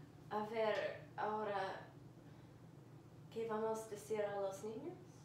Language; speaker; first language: Spanish; non-native, learner; English